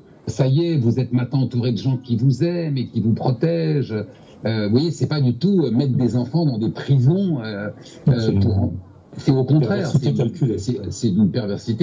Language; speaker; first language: French; native; French